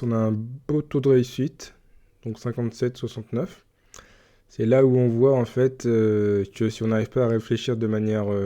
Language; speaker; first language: French; native; French